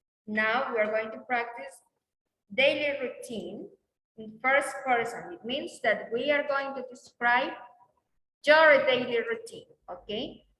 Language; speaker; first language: English; non-native, learner; Spanish